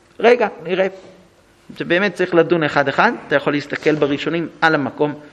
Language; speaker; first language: Hebrew; non-native, fluent; English